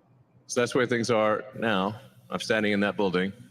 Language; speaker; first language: English; native; English